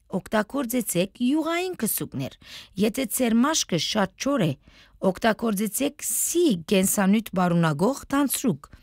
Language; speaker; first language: Armenian; early bilingual, heritage; Armenian